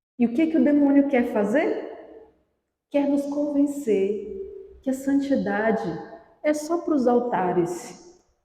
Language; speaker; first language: Portuguese; native; Portuguese